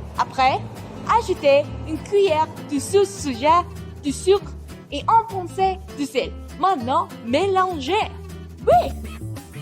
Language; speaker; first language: French; non-native, learner; Spanish